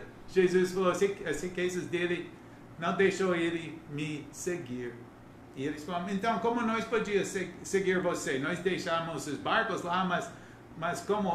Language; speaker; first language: Portuguese; non-native, learner; English